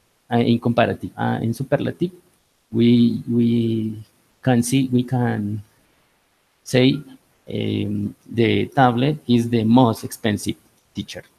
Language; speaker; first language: English; non-native, learner; Spanish